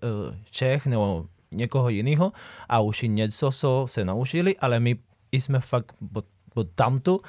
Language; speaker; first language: Czech; non-native, fluent; Spanish